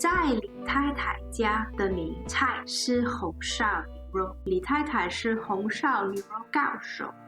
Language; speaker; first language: Chinese; non-native, learner; English